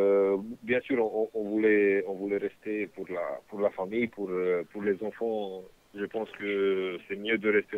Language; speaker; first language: French; non-native, fluent; Romanian